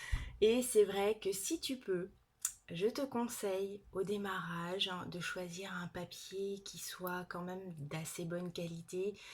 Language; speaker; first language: French; native; French